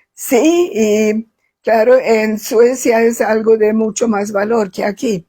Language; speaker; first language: Spanish; non-native, fluent; Swedish